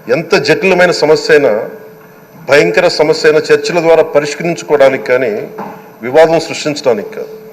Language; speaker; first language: Telugu; native; Telugu